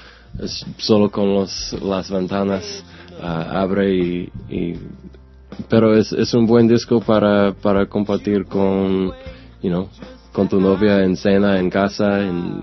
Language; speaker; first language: Spanish; non-native, learner; English